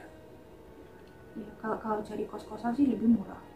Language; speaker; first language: Indonesian; non-native, fluent; Russian